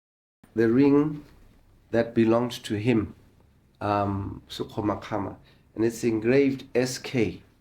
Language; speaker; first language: English; non-native, local second language; Tswana